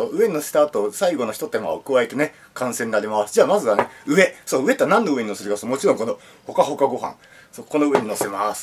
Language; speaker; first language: Japanese; native; Japanese